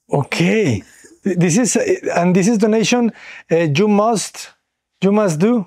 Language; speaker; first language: English; non-native, fluent; Spanish